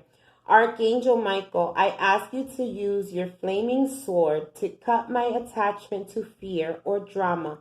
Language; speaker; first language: English; native; English